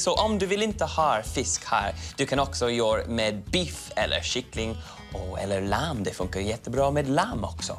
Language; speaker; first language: Swedish; non-native, learner; English